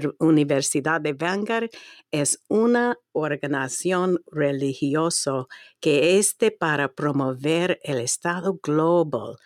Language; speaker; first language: Spanish; non-native, fluent; English